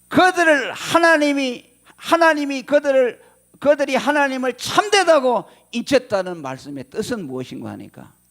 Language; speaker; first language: Korean; native; Korean